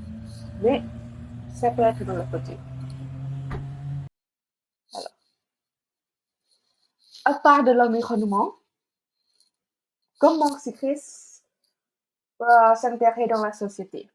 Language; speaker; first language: French; non-native, fluent; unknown